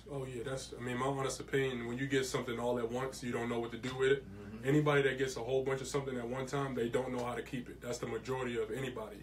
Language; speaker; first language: English; native; English